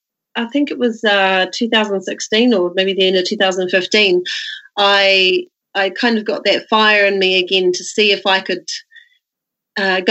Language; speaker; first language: English; native; English